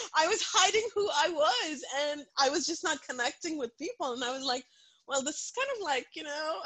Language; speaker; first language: English; non-native, local second language; Punjabi